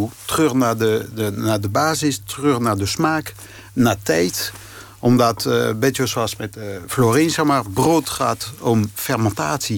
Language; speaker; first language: Dutch; non-native, fluent; French